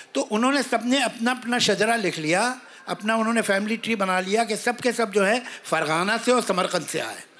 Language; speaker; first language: Hindi; native; Hindi